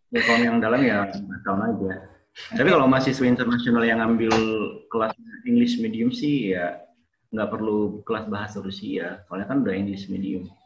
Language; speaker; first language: Indonesian; native; Indonesian